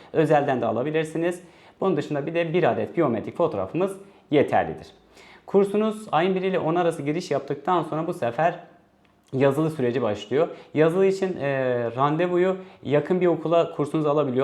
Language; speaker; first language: Turkish; native; Turkish